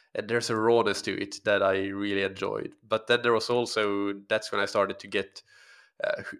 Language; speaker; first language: English; non-native, fluent; Swedish